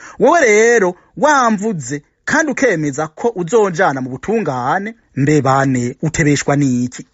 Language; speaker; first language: Rundi; native; Rundi